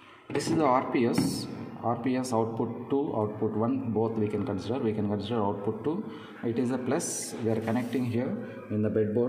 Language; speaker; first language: English; non-native, local second language; Telugu